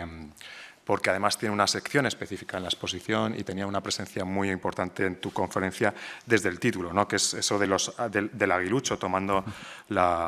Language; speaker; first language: Spanish; native; Spanish